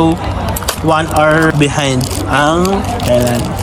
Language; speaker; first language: English; non-native, local second language; Filipino